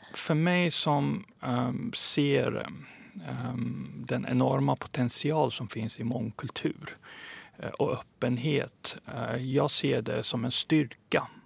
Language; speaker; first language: Swedish; early bilingual, other home language; Persian